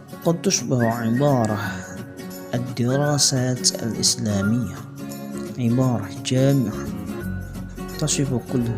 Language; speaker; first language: Arabic; non-native, learner; Indonesian